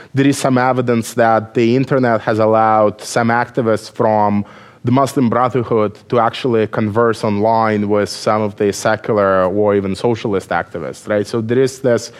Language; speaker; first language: English; non-native, fluent; Russian